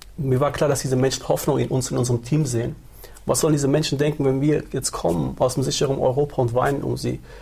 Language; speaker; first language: German; early bilingual, other home language; Turoyo